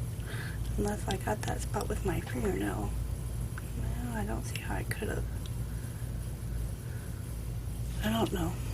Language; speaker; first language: English; native; English